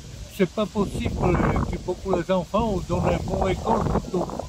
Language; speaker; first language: French; non-native, learner; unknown